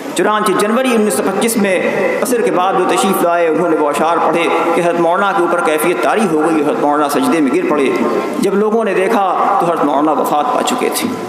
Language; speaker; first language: Urdu; native; Urdu